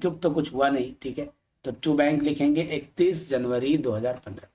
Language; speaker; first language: Hindi; native; Hindi